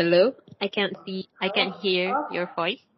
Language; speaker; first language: English; non-native, learner; Indonesian